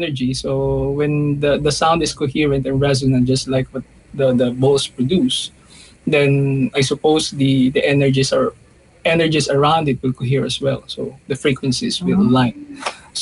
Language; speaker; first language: English; non-native, local second language; Filipino